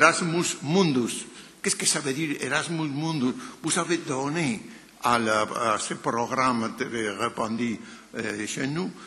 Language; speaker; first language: French; non-native, fluent; Spanish